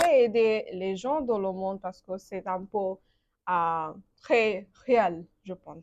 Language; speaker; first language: French; non-native, learner; Bangla